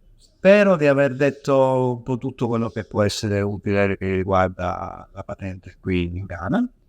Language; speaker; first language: Italian; native; Italian